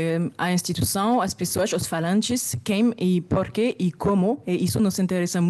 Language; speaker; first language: Portuguese; non-native, fluent; French